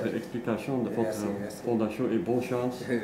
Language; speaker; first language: French; non-native, learner; Dutch